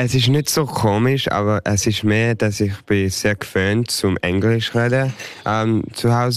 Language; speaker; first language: German; early bilingual, heritage; English